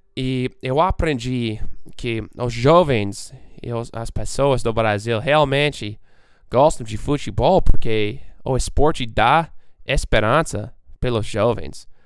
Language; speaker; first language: Portuguese; non-native, fluent; English